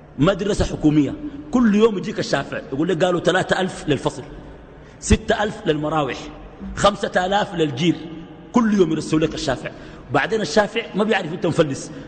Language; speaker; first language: Arabic; native; Arabic